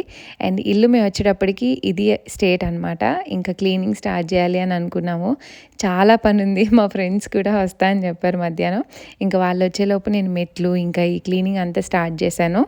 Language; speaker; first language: Telugu; native; Telugu